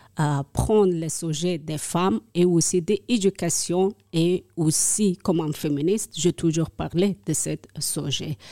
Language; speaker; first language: French; non-native, learner; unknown